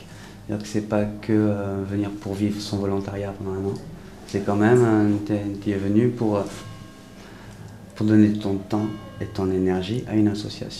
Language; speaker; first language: French; native; French